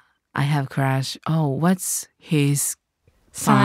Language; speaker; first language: English; non-native, learner; Japanese